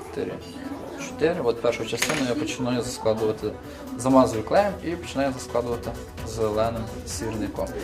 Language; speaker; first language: Ukrainian; native; Ukrainian